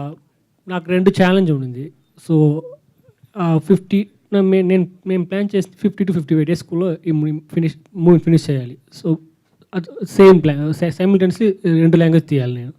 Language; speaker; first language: Telugu; non-native, learner; Tamil